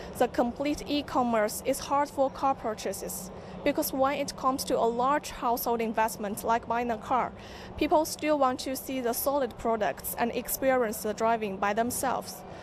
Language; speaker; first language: English; non-native, fluent; Chinese